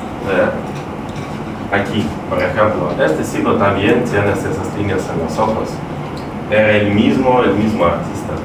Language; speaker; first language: Spanish; non-native, fluent; Russian